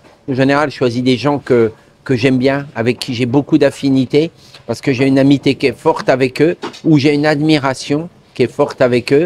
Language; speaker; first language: French; native; French